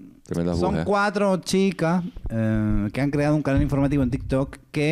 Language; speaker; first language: Spanish; native; Spanish